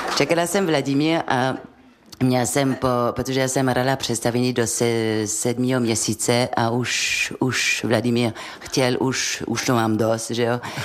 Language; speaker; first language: Czech; non-native, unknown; French